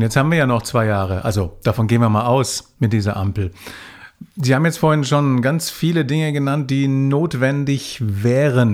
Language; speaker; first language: German; native; German